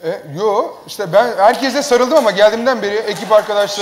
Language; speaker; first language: Turkish; native; Turkish